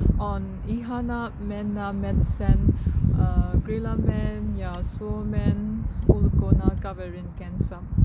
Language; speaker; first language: Finnish; non-native, learner; Burmese